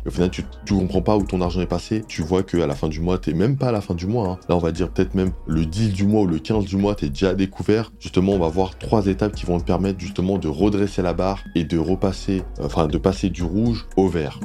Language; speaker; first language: French; native; French